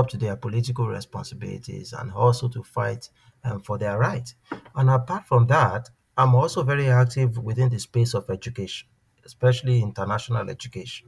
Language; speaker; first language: English; non-native, local second language; Yoruba